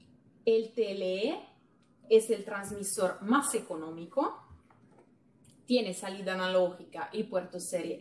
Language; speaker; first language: Spanish; non-native, fluent; Italian